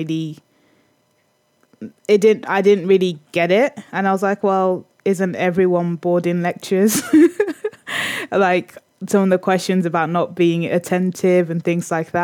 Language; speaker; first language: English; native; English